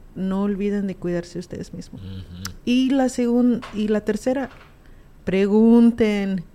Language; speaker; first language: Spanish; early bilingual, heritage; Spanish